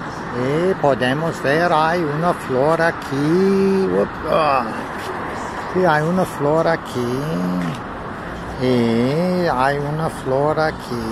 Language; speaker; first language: Spanish; non-native, learner; English